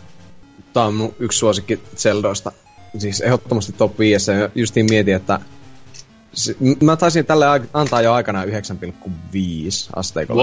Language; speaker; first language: Finnish; native; Finnish